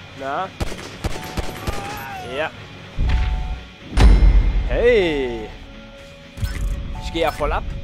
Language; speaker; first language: German; native; German